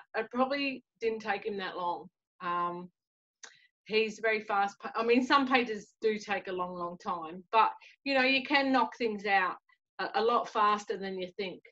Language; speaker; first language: English; native; English